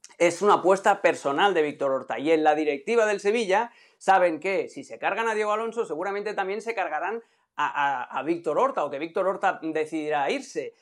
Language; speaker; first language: Spanish; native; Spanish